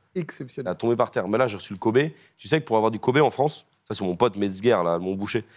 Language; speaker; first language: French; native; French